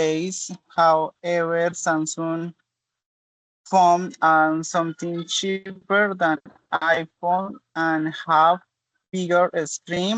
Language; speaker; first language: English; non-native, learner; Spanish